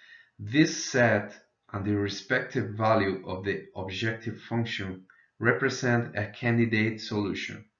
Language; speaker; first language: English; non-native, fluent; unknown